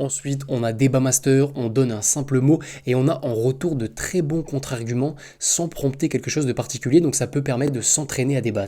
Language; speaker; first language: French; native; French